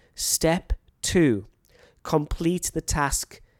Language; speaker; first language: English; native; English